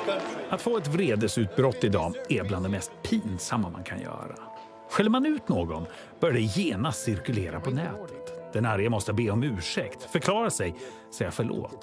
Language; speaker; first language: Swedish; native; Swedish